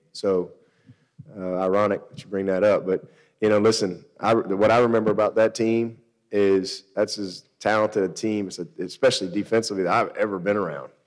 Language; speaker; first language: English; native; English